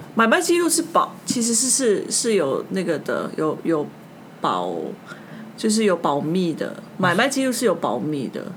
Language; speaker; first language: Chinese; native; Chinese